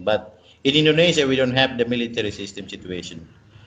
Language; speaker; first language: English; non-native, learner; Indonesian